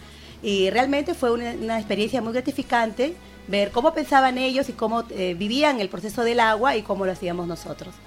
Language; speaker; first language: Spanish; native; Spanish